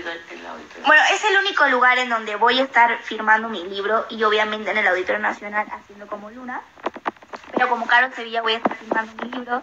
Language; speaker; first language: Spanish; native; Spanish